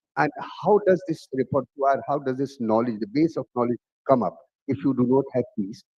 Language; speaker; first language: English; non-native, local second language; Bhojpuri